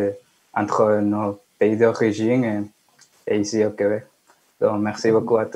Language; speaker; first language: French; non-native, fluent; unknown